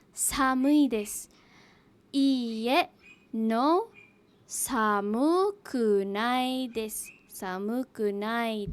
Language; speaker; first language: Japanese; non-native, fluent; Hiligaynon